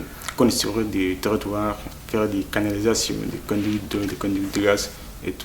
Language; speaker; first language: French; non-native, learner; Arabic